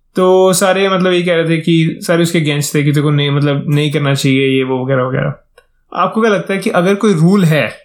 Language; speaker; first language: Hindi; native; Hindi